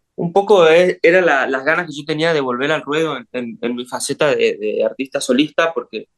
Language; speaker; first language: Spanish; native; Spanish